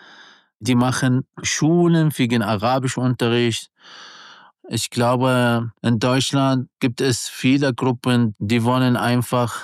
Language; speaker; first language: German; non-native, learner; Arabic